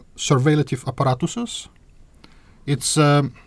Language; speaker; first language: English; non-native, fluent; Azerbaijani